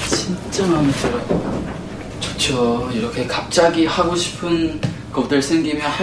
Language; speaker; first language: Korean; non-native, fluent; Chinese